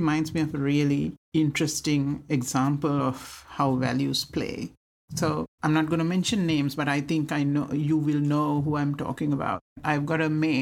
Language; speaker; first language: English; non-native, local second language; Sinhala